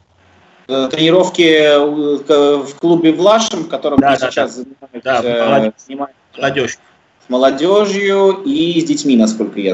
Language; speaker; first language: Russian; native; Russian